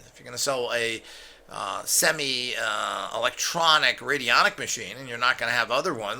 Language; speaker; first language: English; native; English